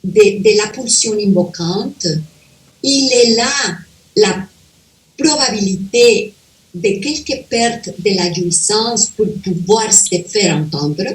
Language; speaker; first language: French; non-native, fluent; Spanish